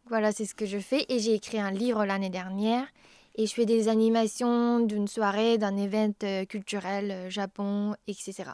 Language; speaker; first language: French; non-native, fluent; Japanese